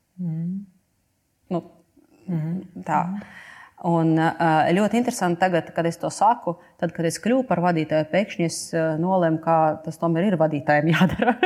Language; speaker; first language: Latvian; non-native, local second language; Russian